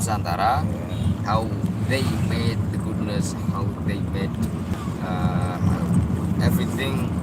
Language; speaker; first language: English; non-native, learner; Indonesian